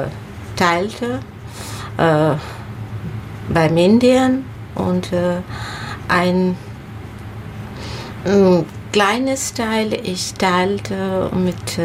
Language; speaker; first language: German; non-native, learner; Bangla